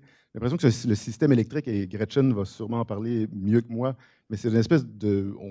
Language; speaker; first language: French; native; French